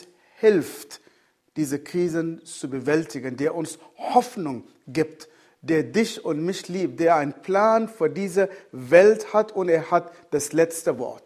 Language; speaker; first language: German; non-native, fluent; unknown